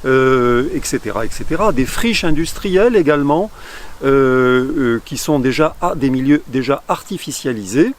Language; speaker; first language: French; native; French